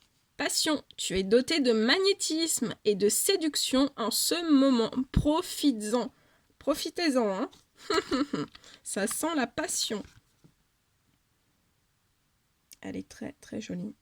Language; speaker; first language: French; native; French